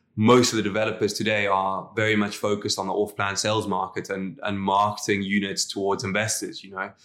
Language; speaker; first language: English; non-native, local second language; Afrikaans